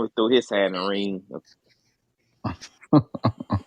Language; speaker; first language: English; native; English